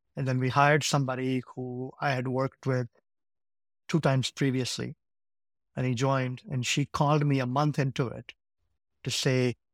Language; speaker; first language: English; non-native, local second language; Gujarati